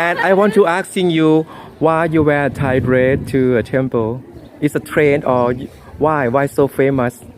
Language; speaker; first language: English; non-native, learner; Thai